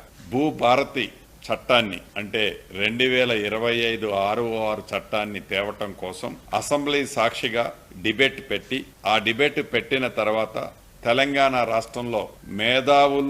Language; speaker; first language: Telugu; native; Telugu